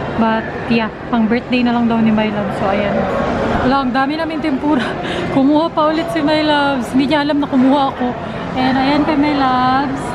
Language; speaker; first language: Filipino; non-native, local second language; Cebuano